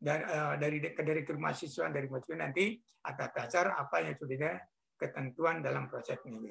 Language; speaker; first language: Indonesian; native; Indonesian